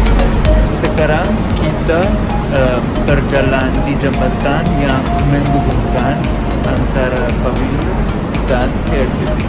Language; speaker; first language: Indonesian; non-native, fluent; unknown